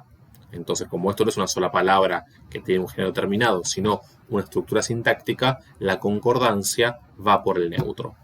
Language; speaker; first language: Spanish; native; Spanish